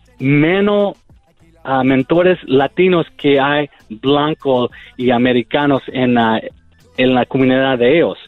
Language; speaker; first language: Spanish; early bilingual, heritage; Spanish